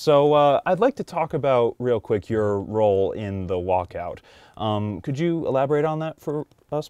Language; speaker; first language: English; native; English